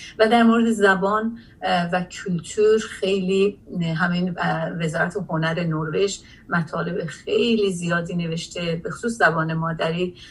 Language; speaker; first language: Persian; non-native, local second language; Azerbaijani